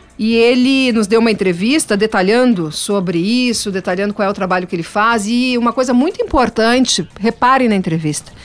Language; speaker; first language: Portuguese; native; Portuguese